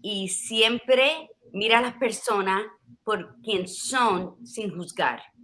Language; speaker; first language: Spanish; early bilingual, heritage; Spanish